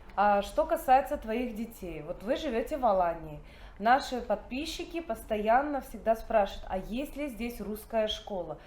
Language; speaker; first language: Russian; native; Russian